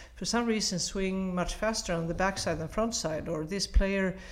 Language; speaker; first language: English; non-native, fluent; Swedish